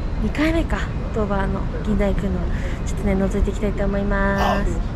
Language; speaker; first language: Japanese; native; Japanese